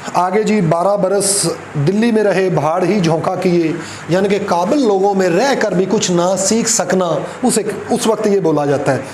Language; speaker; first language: Urdu; non-native, local second language; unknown